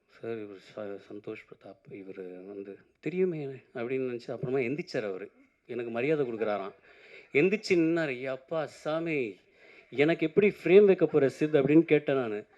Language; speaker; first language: Tamil; non-native, local second language; Telugu